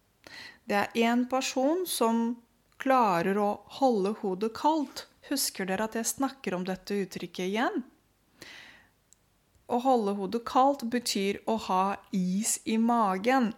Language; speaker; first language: Norwegian; non-native, fluent; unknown